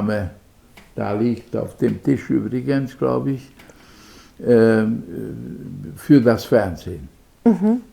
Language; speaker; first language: German; non-native, fluent; Hungarian